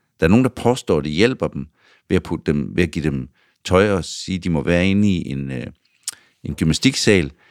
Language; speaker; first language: Danish; native; Danish